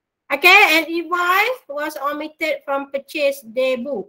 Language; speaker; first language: English; non-native, local second language; Malay